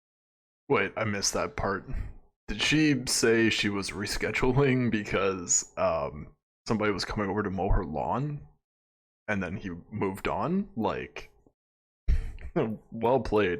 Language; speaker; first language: English; native; English